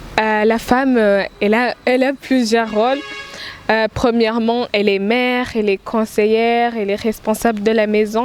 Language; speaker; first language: French; non-native, local second language; Rundi